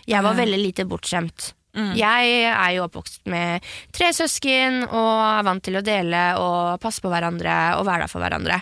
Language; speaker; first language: Norwegian; early bilingual, other home language; French